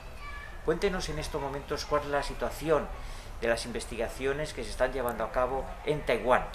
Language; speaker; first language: Spanish; native; Spanish